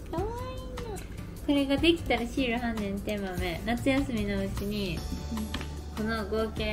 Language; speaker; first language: Japanese; native; Japanese